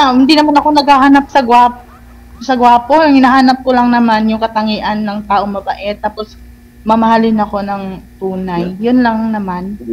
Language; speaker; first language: Filipino; non-native, local second language; Cebuano